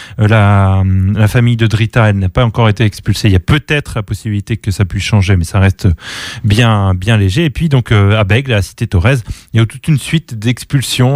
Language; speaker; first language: French; native; French